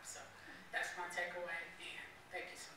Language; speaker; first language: English; native; English